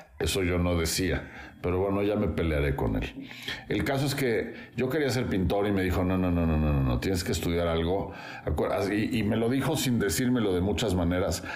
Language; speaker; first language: Spanish; native; Spanish